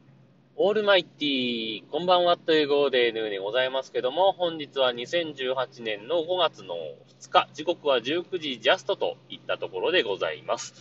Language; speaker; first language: Japanese; native; Japanese